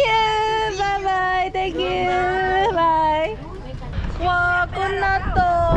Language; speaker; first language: English; non-native, learner; Korean